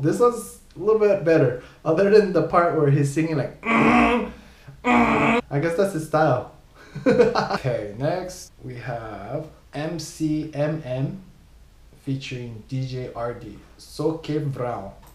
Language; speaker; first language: English; native; English